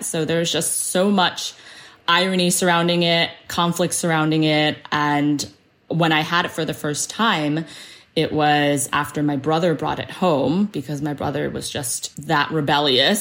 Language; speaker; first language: English; early bilingual, other home language; Cantonese